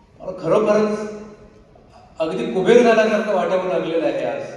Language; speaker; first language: Marathi; native; Marathi